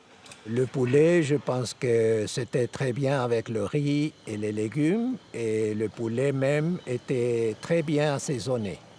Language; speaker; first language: French; non-native, fluent; Spanish